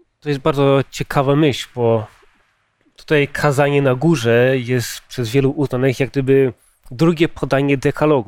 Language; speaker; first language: Polish; early bilingual, heritage; Polish